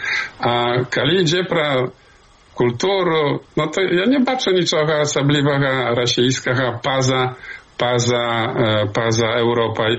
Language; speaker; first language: Polish; non-native, learner; Belarusian